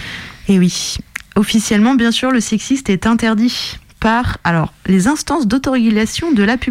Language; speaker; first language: French; native; French